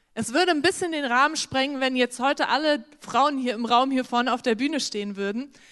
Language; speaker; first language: German; native; German